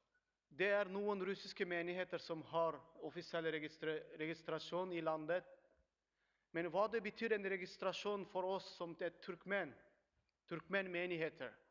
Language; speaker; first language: Swedish; non-native, learner; Turkmen